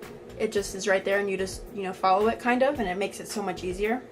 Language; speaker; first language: English; native; English